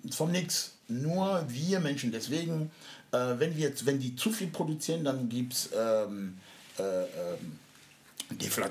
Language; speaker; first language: German; non-native, fluent; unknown